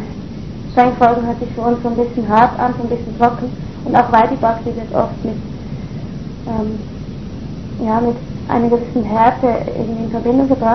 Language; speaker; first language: German; native; German